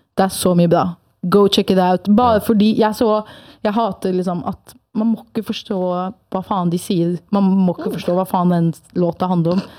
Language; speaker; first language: Norwegian; early bilingual, other home language; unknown